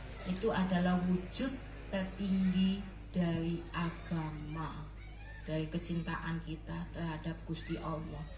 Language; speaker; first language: Indonesian; native; Indonesian